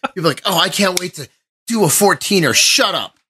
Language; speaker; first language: English; native; English